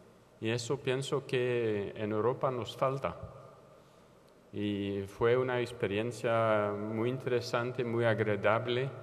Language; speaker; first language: Spanish; non-native, learner; French